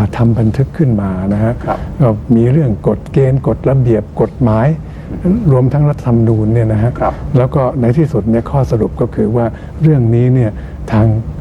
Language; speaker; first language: Thai; native; Thai